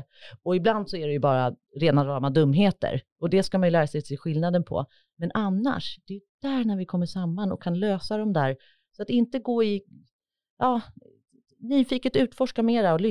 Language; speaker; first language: Swedish; native; Swedish